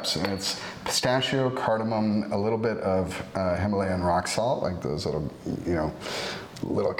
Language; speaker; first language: English; native; English